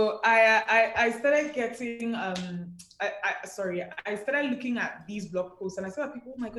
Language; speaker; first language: English; non-native, local second language; Igbo